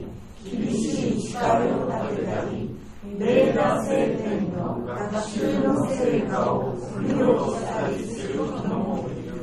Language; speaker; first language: Japanese; native; Japanese